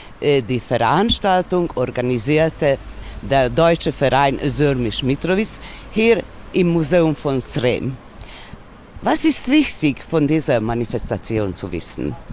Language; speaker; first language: German; non-native, fluent; Serbian